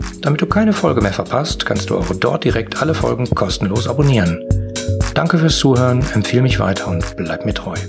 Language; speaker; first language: German; native; German